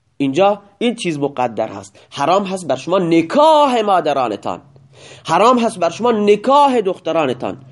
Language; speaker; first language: Persian; non-native, local second language; Baluchi